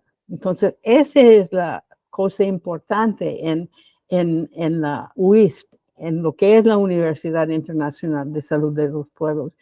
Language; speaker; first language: Spanish; non-native, fluent; English